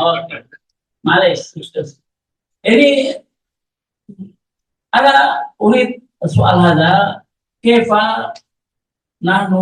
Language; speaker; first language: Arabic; non-native, learner; Malay